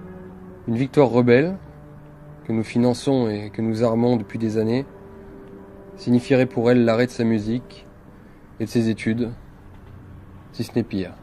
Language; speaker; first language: French; native; French